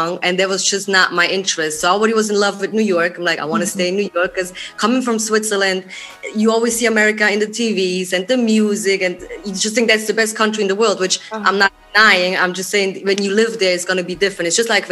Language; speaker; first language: English; non-native, fluent; Swiss German